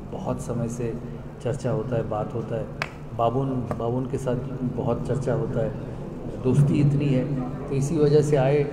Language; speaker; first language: Hindi; non-native, local second language; Bangla